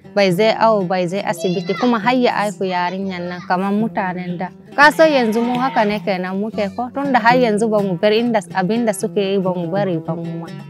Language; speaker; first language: Hausa; non-native, local second language; Fula